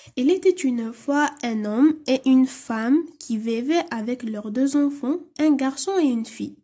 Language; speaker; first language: French; non-native, local second language; Arabic